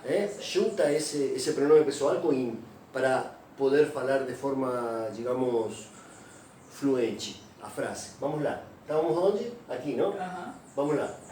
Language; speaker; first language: Portuguese; non-native, fluent; Spanish